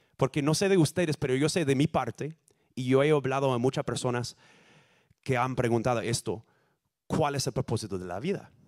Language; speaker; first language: Spanish; non-native, fluent; English